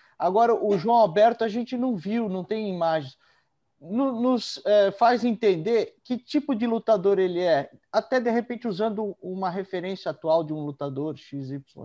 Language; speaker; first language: Portuguese; native; Portuguese